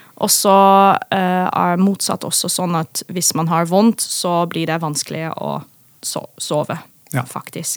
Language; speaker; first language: Norwegian; non-native, fluent; Dutch